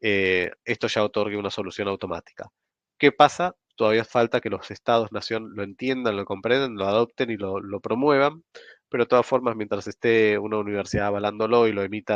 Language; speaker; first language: Spanish; native; Spanish